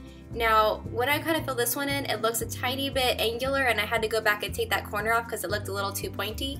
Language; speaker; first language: English; native; English